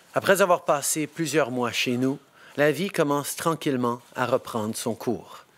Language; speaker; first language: French; early bilingual, heritage; French